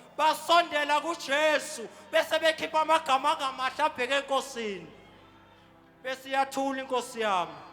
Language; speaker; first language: Zulu; native; Zulu